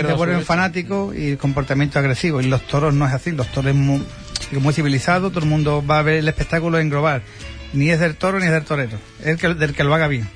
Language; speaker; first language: Spanish; native; Spanish